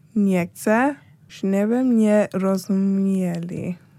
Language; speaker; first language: Polish; non-native, learner; Shona